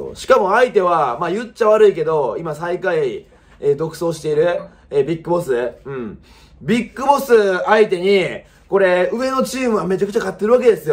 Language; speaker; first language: Japanese; native; Japanese